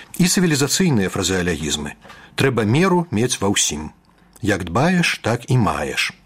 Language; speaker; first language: Belarusian; native; Belarusian